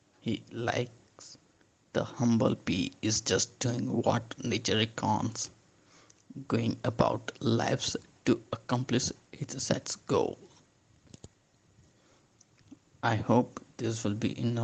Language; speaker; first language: English; non-native, local second language; Gujarati